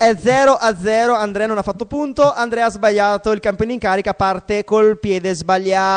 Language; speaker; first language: Italian; native; Italian